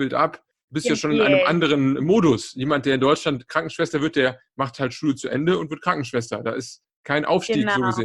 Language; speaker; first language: German; native; German